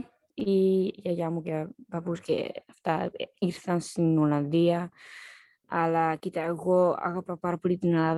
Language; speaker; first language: Greek; early bilingual, heritage; Dutch